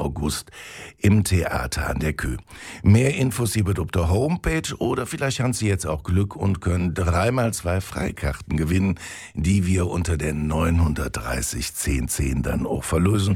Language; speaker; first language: German; native; German